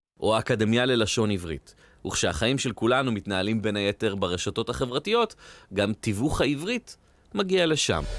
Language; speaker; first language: Hebrew; native; Hebrew